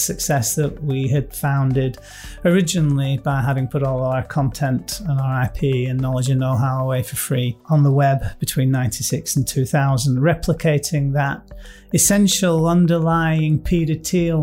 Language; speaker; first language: English; native; English